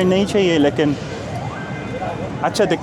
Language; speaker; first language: Hindi; non-native, learner; English